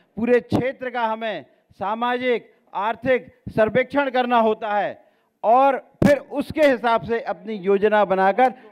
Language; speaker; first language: Hindi; native; Hindi